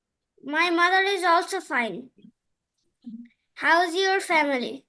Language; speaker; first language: English; non-native, learner; Bangla